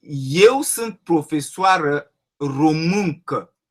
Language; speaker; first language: Romanian; non-native, learner; French